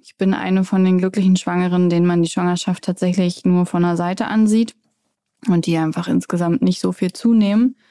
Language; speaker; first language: German; native; German